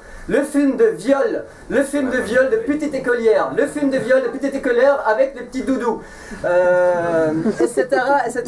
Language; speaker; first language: French; native; French